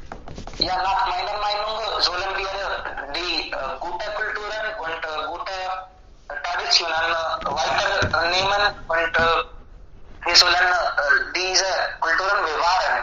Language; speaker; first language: German; non-native, learner; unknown